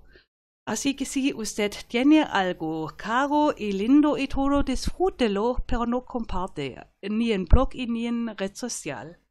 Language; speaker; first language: Spanish; non-native, fluent; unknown